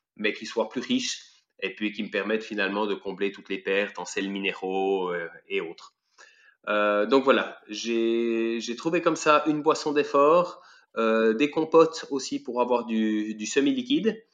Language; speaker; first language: French; native; French